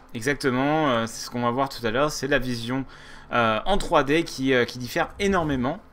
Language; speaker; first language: French; native; French